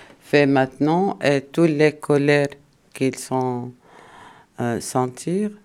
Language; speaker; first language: French; non-native, learner; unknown